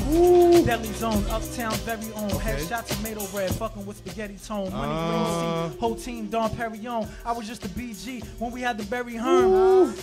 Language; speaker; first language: English; native; English